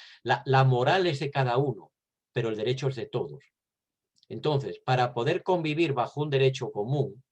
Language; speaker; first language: Spanish; native; Spanish